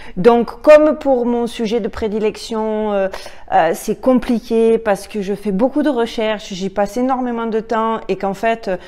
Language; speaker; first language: French; native; French